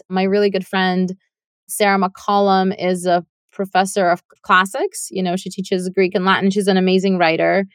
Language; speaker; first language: English; non-native, fluent; Russian